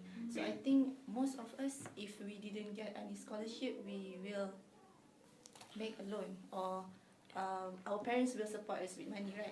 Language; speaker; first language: English; non-native, local second language; Malay